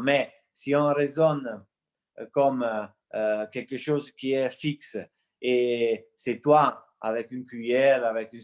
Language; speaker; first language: French; non-native, fluent; Italian